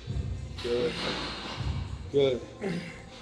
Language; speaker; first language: English; native; English